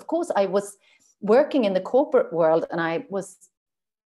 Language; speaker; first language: English; non-native, fluent; Swedish